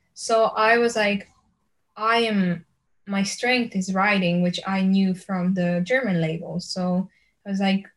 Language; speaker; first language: English; early bilingual, other home language; Slovenian